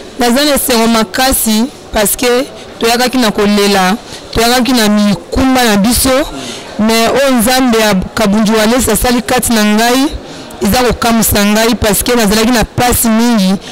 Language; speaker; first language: Lingala; native; Lingala